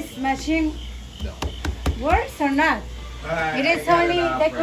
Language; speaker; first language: English; non-native, learner; Spanish